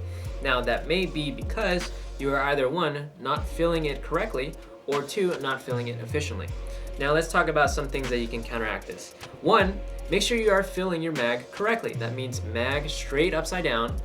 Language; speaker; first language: English; native; English